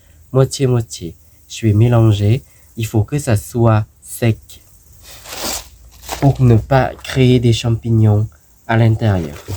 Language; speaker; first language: French; non-native, learner; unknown